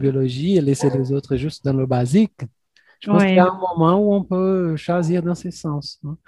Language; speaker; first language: French; non-native, fluent; Portuguese